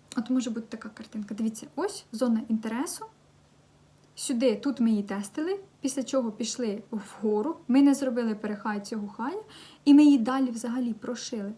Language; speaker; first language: Ukrainian; non-native, local second language; Russian